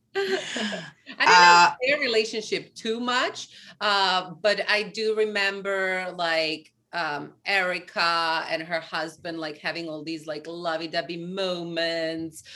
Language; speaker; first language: English; non-native, fluent; Albanian